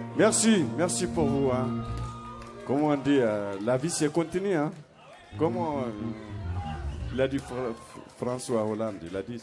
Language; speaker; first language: French; non-native, learner; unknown